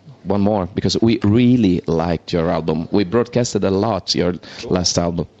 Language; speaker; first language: English; non-native, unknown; Italian